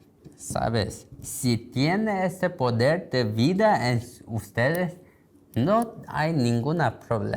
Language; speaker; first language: Spanish; non-native, learner; Korean